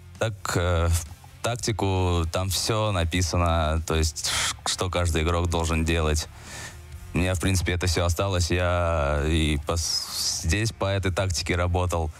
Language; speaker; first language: Russian; native; Russian